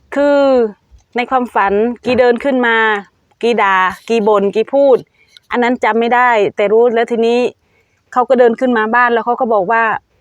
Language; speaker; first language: Thai; native; Thai